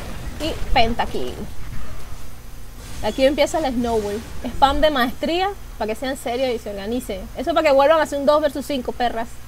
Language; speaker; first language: Spanish; native; Spanish